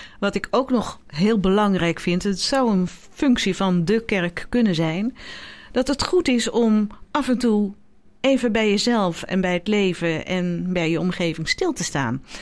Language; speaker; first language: Dutch; native; Dutch